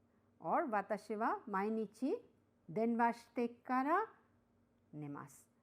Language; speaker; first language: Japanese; non-native, fluent; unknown